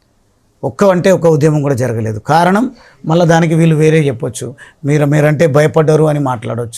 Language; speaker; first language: Telugu; native; Telugu